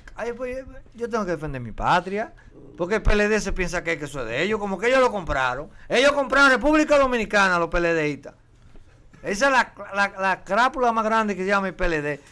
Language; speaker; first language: Spanish; native; Spanish